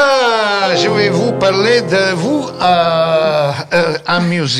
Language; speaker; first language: French; non-native, fluent; Italian